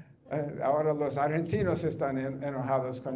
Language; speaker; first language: Spanish; non-native, fluent; English